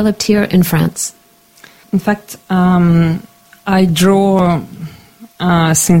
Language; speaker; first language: English; non-native, fluent; Ukrainian